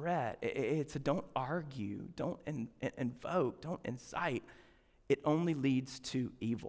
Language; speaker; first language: English; native; English